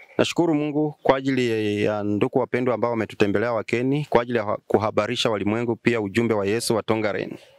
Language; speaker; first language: Swahili; non-native, local second language; Luyia